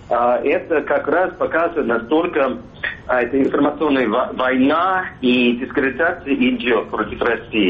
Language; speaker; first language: Russian; non-native, fluent; English